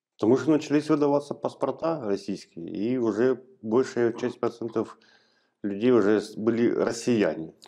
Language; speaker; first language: Russian; native; Russian